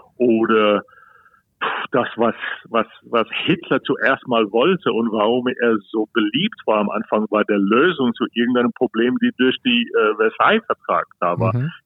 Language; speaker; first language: German; non-native, fluent; English